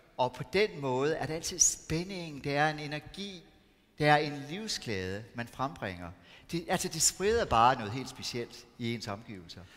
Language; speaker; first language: Danish; native; Danish